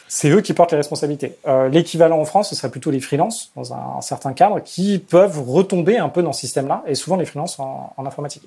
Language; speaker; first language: French; native; French